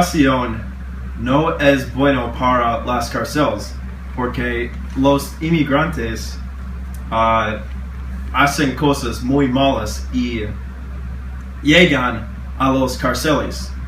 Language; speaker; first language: Spanish; non-native, learner; English